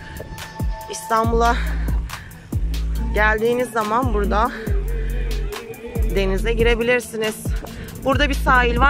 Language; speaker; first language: Turkish; native; Turkish